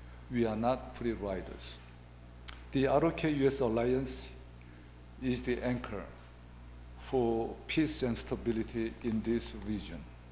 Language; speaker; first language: English; non-native, fluent; Korean